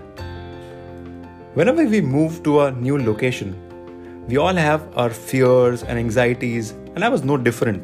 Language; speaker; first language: English; non-native, local second language; Hindi